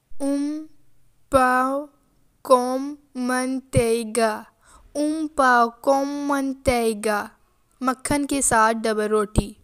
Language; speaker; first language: Portuguese; non-native, learner; Urdu